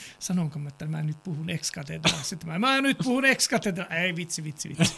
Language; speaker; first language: Finnish; non-native, fluent; Serbian